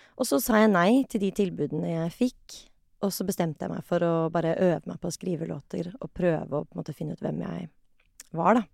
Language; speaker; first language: Norwegian; native; Norwegian